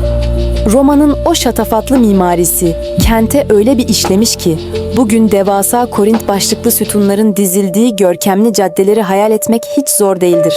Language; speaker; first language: Turkish; native; Turkish